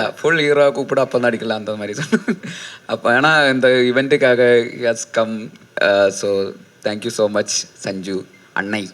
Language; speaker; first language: Tamil; non-native, learner; Malayalam